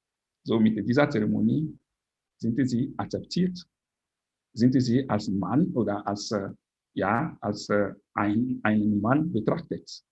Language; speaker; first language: German; non-native, fluent; French